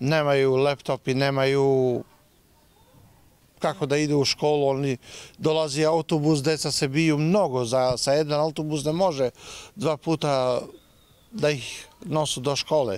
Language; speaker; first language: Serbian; non-native, local second language; Romany